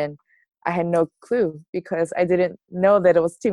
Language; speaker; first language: English; native; English